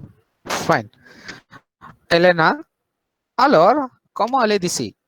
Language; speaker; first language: French; non-native, fluent; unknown